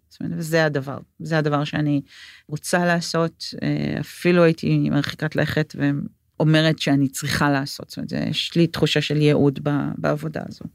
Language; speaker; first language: Hebrew; native; Hebrew